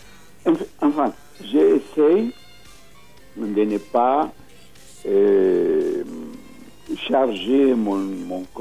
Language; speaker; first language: French; non-native, fluent; Spanish